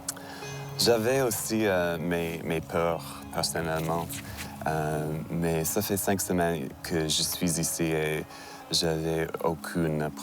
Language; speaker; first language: French; non-native, local second language; English